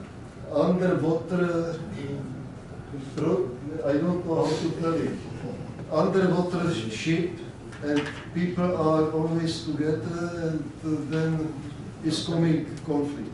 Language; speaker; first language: English; non-native, learner; Czech